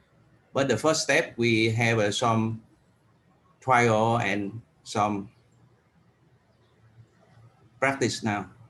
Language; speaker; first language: English; non-native, learner; Vietnamese